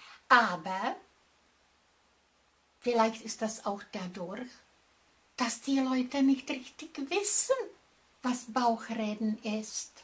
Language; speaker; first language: German; non-native, fluent; Czech